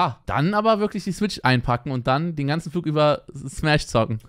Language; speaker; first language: German; native; German